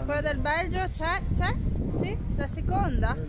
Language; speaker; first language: Italian; native; Italian